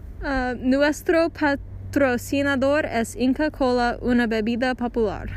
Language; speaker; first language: Spanish; non-native, learner; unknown